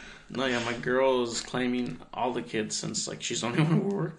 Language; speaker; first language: English; early bilingual, other home language; Spanish